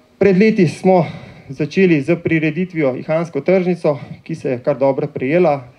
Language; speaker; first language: Slovenian; native; Slovenian